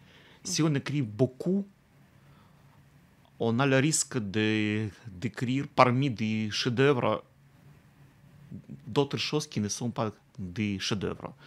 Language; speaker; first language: French; non-native, fluent; Russian